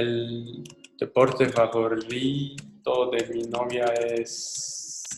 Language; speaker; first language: Spanish; non-native, learner; English